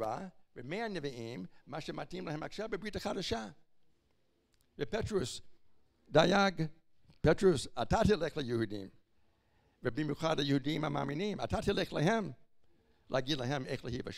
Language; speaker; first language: Hebrew; non-native, fluent; English